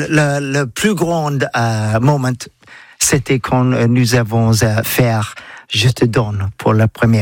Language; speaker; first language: French; non-native, learner; English